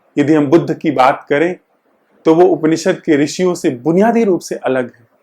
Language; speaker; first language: Hindi; native; Hindi